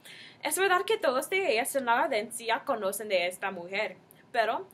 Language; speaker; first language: Spanish; non-native, learner; English